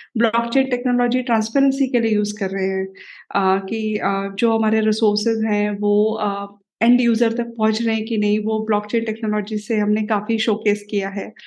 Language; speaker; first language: Hindi; native; Hindi